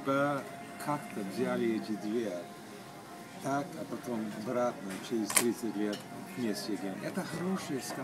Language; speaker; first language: Russian; early bilingual, heritage; Russian